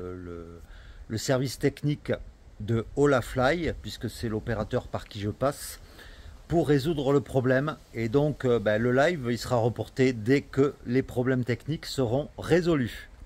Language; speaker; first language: French; native; French